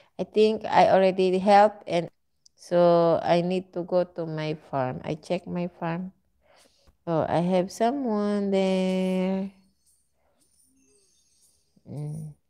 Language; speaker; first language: English; non-native, learner; Filipino